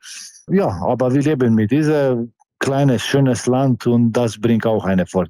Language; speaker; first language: German; non-native, fluent; Slovenian